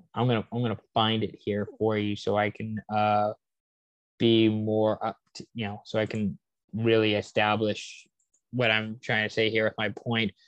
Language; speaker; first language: English; native; English